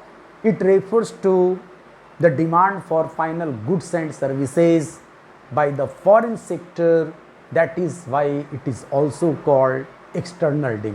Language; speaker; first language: English; non-native, local second language; Hindi